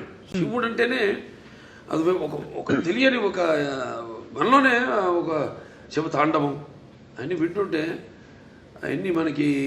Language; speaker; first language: Telugu; native; Telugu